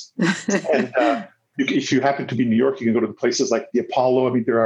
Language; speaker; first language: English; non-native, fluent; Italian